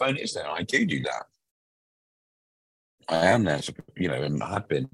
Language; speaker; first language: English; native; English